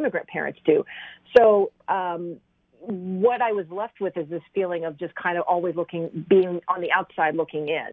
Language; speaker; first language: English; native; English